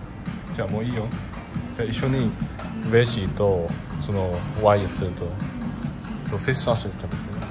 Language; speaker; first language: Japanese; non-native, learner; Vietnamese